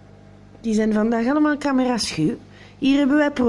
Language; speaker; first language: Dutch; non-native, local second language; French